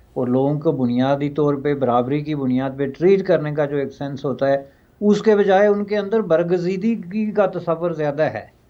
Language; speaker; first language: Urdu; non-native, local second language; Pahari-Potwari